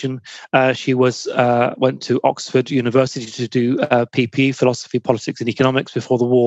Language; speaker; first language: English; native; English